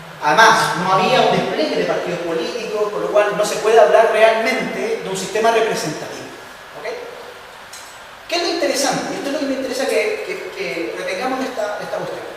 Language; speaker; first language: Spanish; native; Spanish